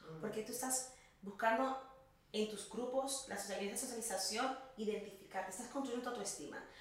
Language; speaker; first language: Spanish; native; Spanish